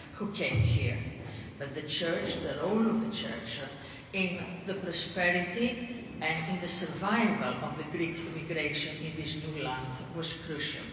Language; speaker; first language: English; non-native, fluent; Greek